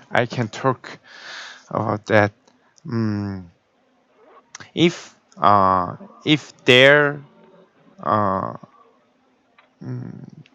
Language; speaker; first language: English; non-native, learner; Korean